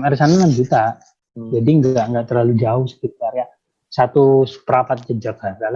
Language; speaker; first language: Indonesian; native; Indonesian